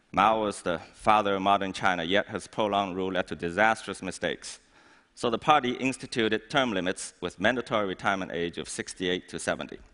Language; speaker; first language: English; non-native, fluent; Chinese